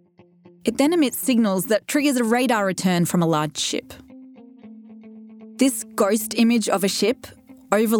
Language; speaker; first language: English; native; English